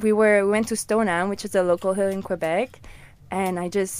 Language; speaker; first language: English; non-native, fluent; French